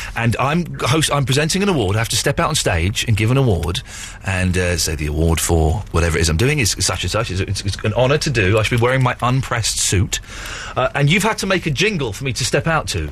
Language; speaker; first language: English; native; English